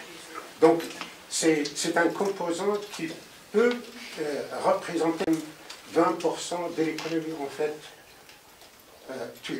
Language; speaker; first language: French; non-native, fluent; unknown